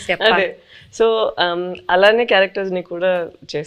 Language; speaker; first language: Telugu; non-native, fluent; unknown